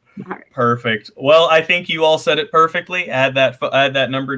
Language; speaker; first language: English; native; English